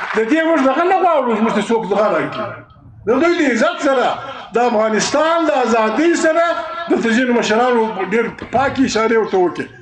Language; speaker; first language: Pashto; native; Pashto